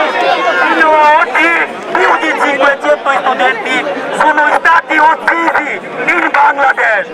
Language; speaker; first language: Italian; non-native, learner; Bangla